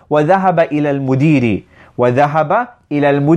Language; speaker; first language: Arabic; non-native, fluent; English